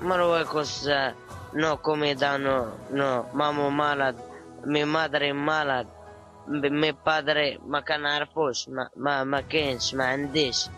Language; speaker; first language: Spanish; non-native, learner; Arabic